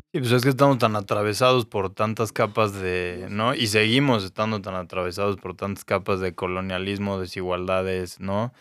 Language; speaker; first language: Spanish; native; Spanish